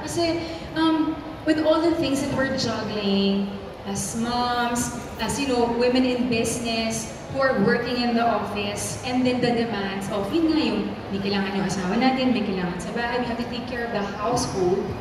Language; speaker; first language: English; non-native, local second language; Filipino